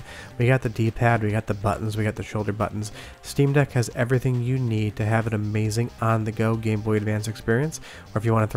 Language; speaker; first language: English; native; English